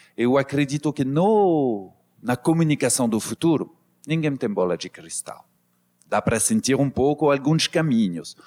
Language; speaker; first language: Portuguese; non-native, fluent; French